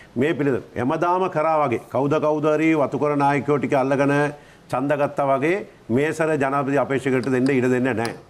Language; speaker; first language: Sinhala; non-native, local second language; Tamil